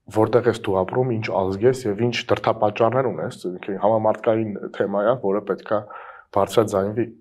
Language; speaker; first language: Armenian; native; Armenian